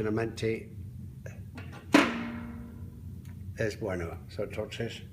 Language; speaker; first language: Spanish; non-native, learner; English